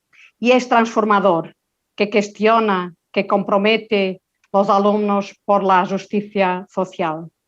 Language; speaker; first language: Spanish; non-native, local second language; Portuguese